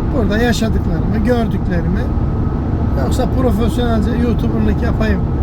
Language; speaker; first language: Turkish; early bilingual, heritage; Turkish